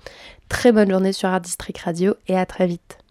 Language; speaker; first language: French; native; French